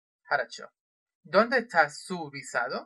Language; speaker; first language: Spanish; non-native, fluent; Russian